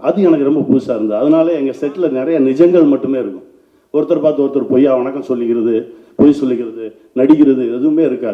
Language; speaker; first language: Tamil; native; Tamil